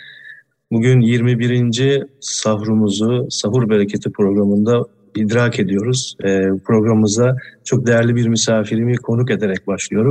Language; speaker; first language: Turkish; native; Turkish